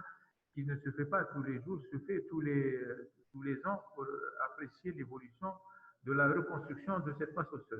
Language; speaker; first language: French; non-native, local second language; Arabic